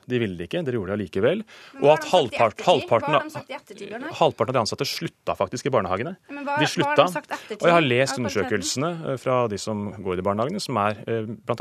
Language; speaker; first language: Norwegian; native; Norwegian